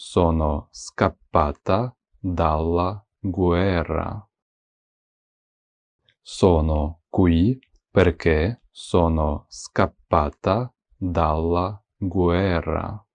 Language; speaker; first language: Italian; non-native, fluent; Ukrainian